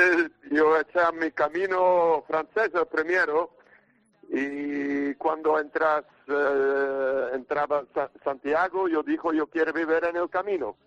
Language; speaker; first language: Spanish; non-native, learner; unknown